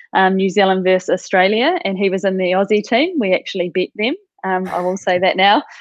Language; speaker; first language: English; native; English